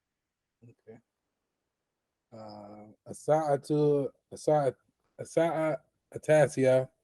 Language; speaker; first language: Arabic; non-native, learner; English